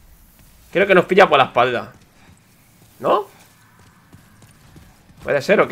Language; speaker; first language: Spanish; native; Spanish